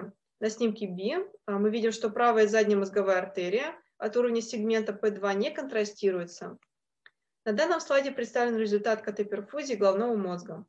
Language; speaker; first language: Russian; native; Russian